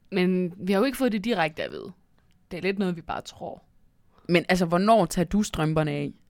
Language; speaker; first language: Danish; native; Danish